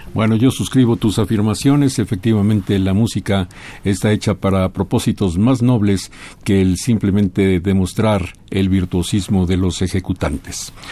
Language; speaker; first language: Spanish; native; Spanish